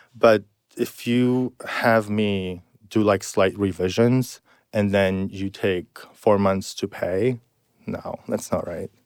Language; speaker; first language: English; non-native, fluent; Polish